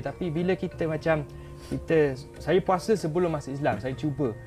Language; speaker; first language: Malay; non-native, fluent; English